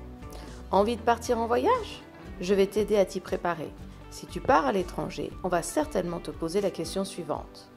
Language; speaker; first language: French; non-native, fluent; English